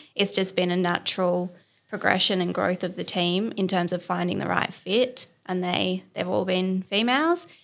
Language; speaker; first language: English; native; English